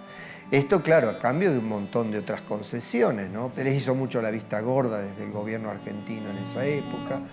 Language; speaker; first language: Spanish; native; Spanish